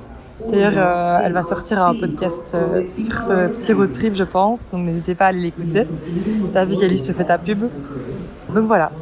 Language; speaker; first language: French; native; French